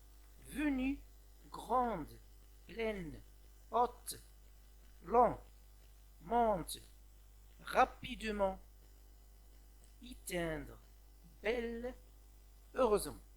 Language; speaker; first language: French; non-native, local second language; Arabic